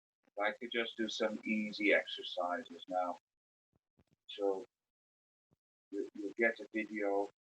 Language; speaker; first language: English; native; English